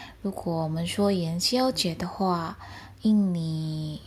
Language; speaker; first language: Chinese; non-native, learner; Indonesian